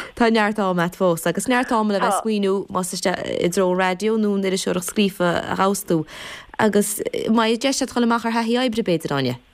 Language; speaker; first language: Irish; native; Irish